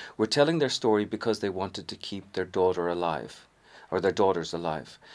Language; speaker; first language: English; native; English